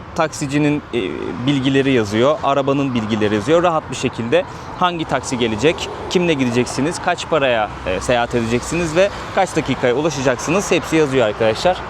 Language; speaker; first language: Turkish; native; Turkish